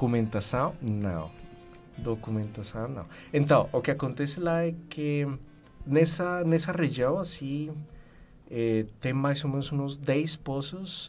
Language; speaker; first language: Portuguese; non-native, fluent; Spanish